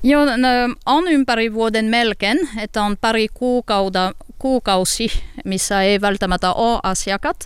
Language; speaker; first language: Finnish; non-native, learner; French